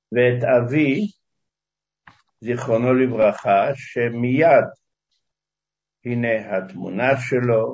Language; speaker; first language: Hebrew; early bilingual, other home language; Hungarian